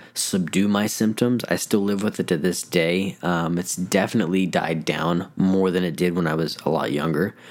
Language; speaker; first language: English; native; English